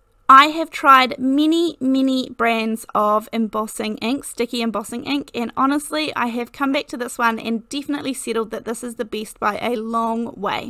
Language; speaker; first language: English; native; English